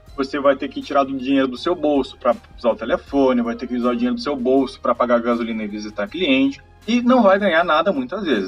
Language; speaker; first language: Portuguese; native; Portuguese